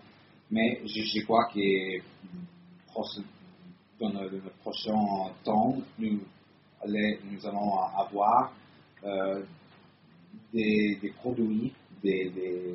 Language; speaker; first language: French; non-native, fluent; Italian